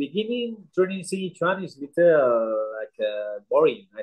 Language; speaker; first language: English; non-native, learner; Spanish